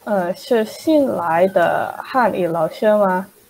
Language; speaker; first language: Chinese; non-native, learner; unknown